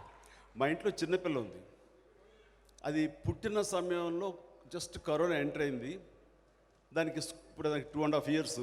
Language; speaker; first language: Telugu; native; Telugu